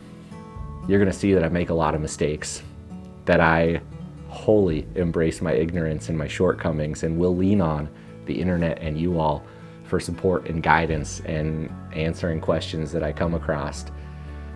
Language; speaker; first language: English; native; English